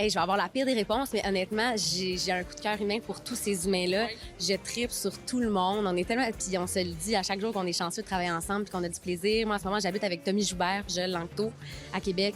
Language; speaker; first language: French; native; French